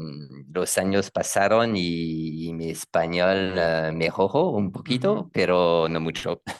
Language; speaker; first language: Spanish; non-native, learner; French